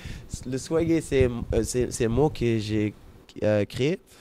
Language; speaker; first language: French; non-native, fluent; German